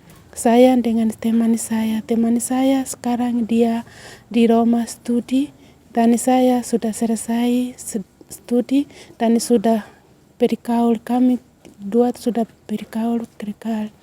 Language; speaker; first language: Indonesian; non-native, learner; Swahili